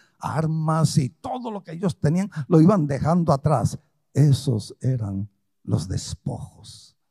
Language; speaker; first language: Spanish; early bilingual, other home language; Portuguese